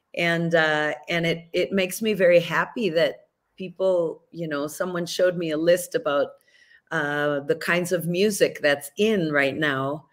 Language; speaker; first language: English; early bilingual, other home language; Spanish